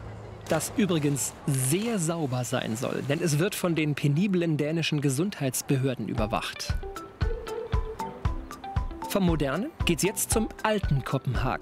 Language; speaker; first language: German; native; German